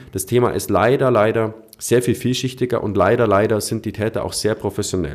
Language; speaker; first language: German; native; German